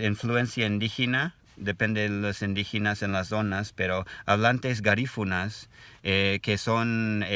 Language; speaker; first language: Spanish; non-native, learner; English